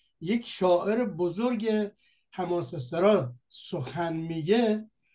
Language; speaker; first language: Persian; native; Persian